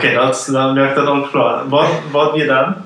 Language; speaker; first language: German; non-native, learner; Plautdietsch